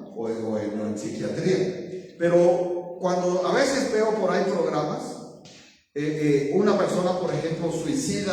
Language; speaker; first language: Spanish; native; Spanish